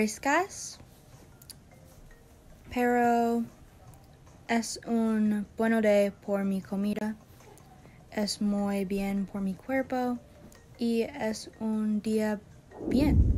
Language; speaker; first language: Spanish; non-native, learner; English